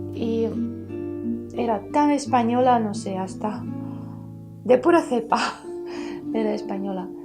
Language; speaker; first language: Spanish; early bilingual, heritage; Spanish